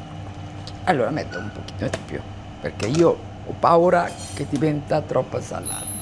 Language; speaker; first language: Italian; non-native, fluent; Korean